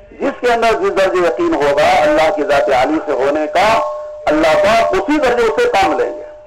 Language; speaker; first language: Urdu; native; Urdu